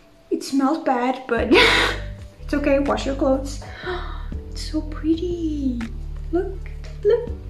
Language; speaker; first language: English; non-native, fluent; Portuguese